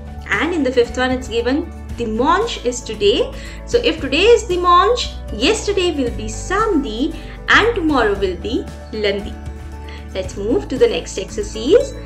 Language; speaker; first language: English; non-native, local second language; Hindi